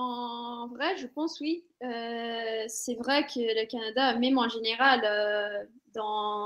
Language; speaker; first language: French; non-native, fluent; English